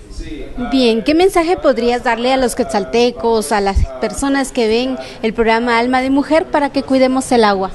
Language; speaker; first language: Spanish; native; Spanish